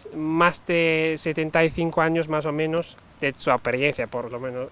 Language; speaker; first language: Spanish; non-native, fluent; Turkish